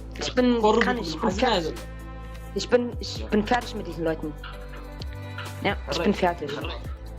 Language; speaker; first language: German; early bilingual, other home language; Tigrinya